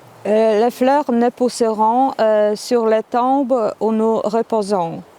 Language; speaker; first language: French; non-native, fluent; Polish